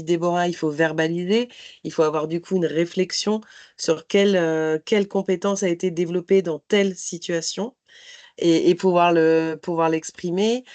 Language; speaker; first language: French; native; French